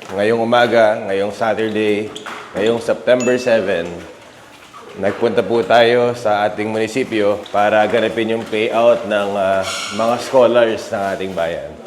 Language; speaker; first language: Filipino; non-native, local second language; Pampanga